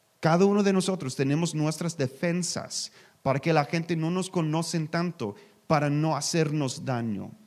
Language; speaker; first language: Spanish; non-native, learner; English